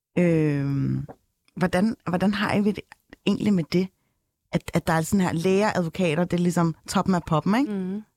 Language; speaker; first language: Danish; early bilingual, other home language; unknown